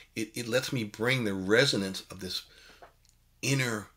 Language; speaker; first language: English; native; English